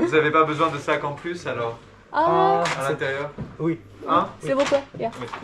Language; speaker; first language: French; non-native, learner; Korean